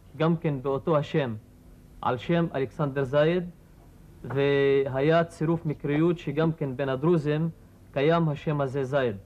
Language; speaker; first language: Hebrew; non-native, local second language; Arabic